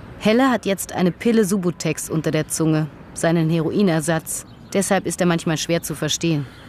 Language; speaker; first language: German; native; German